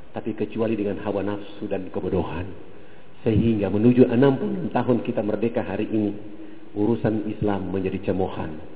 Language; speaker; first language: Indonesian; native; Indonesian